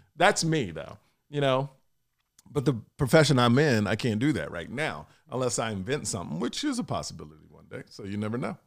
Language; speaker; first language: English; native; English